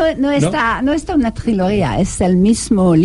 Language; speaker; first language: Spanish; non-native, learner; French